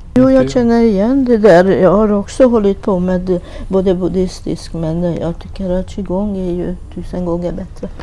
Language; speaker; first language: Swedish; non-native, fluent; Hungarian